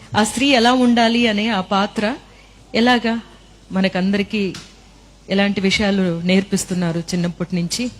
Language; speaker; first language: Telugu; native; Telugu